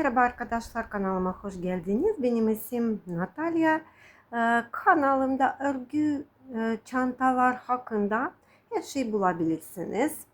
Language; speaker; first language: Turkish; non-native, fluent; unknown